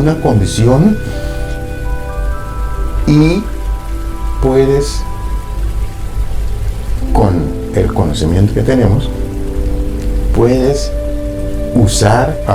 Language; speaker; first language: Spanish; non-native, fluent; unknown